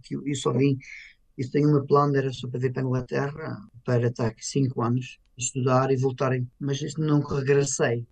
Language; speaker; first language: Portuguese; native; Portuguese